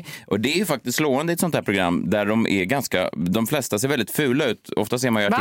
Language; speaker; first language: Swedish; native; Swedish